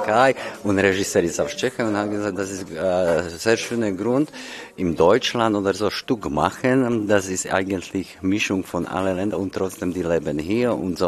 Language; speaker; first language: German; non-native, learner; Slovak